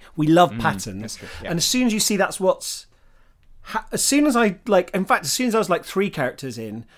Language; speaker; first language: English; native; English